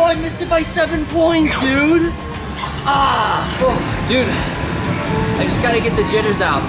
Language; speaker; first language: English; native; English